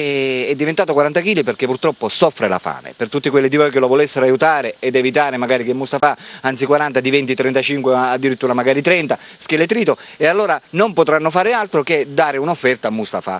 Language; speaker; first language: Italian; native; Italian